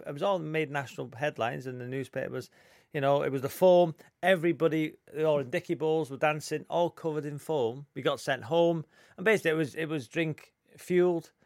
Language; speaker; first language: English; native; English